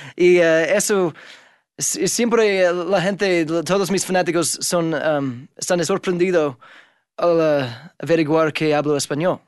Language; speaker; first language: Spanish; non-native, fluent; English